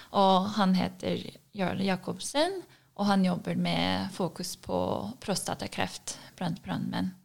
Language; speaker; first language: Norwegian; non-native, fluent; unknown